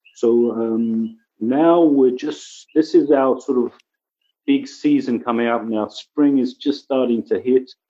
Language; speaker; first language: English; native; English